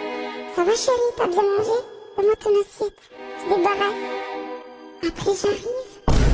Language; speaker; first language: French; native; French